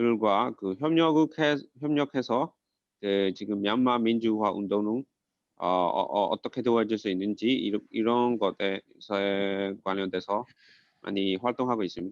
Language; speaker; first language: Korean; non-native, fluent; Burmese